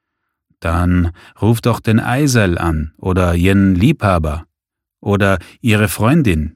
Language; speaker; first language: German; native; German